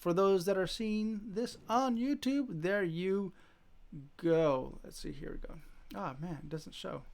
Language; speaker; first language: English; native; English